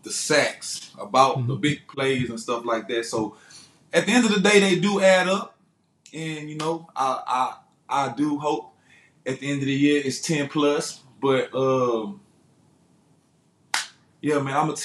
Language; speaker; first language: English; native; English